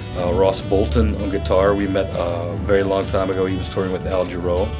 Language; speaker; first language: English; native; English